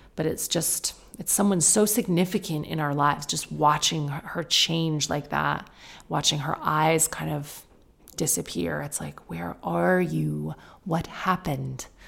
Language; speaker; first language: English; native; English